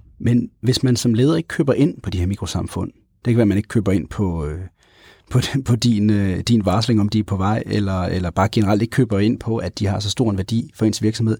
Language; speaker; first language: Danish; native; Danish